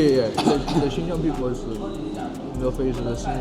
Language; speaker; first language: English; non-native, learner; Chinese